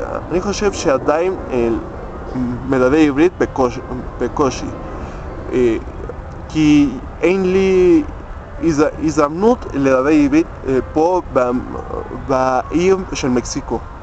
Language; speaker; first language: Hebrew; non-native, learner; Spanish